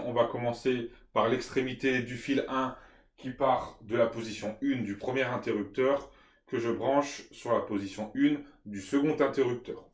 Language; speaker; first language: French; native; French